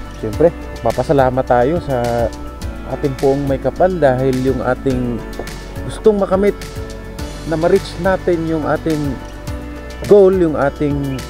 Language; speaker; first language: Filipino; native; Filipino